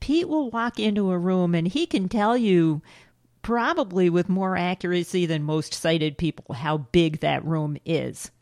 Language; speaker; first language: English; native; English